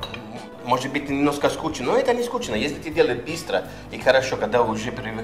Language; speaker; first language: Russian; non-native, learner; Italian